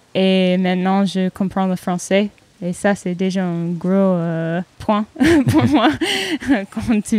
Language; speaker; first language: French; non-native, fluent; English